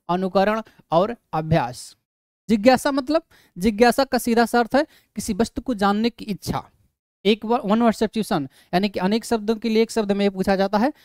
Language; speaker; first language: Hindi; native; Hindi